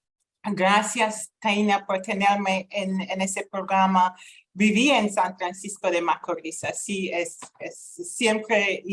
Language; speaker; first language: Spanish; non-native, fluent; English